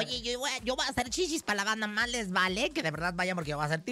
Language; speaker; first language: Spanish; native; Spanish